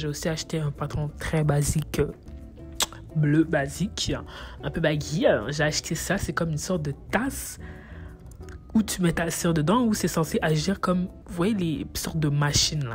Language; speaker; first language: French; native; French